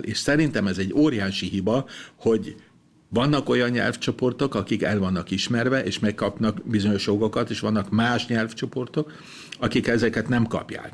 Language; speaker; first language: Hungarian; non-native, local second language; German